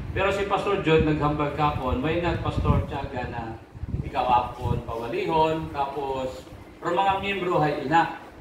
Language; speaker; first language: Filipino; non-native, local second language; Aklanon